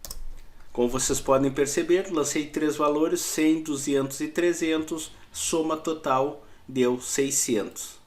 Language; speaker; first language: Portuguese; native; Portuguese